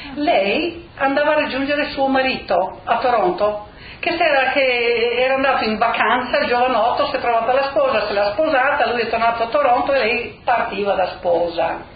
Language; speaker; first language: Italian; native; Italian